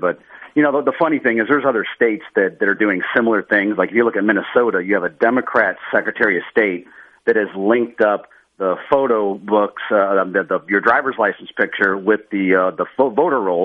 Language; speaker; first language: English; native; English